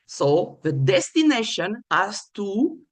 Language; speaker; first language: English; non-native, fluent; Portuguese